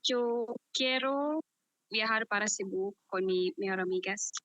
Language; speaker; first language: Spanish; non-native, learner; Waray